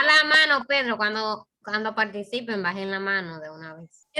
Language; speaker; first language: Spanish; native; Spanish